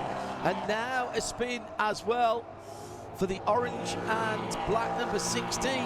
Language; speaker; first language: English; native; English